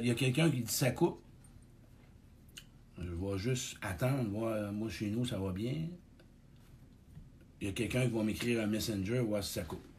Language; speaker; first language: French; native; French